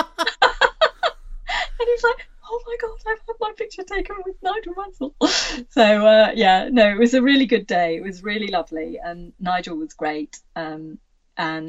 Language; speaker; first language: English; native; English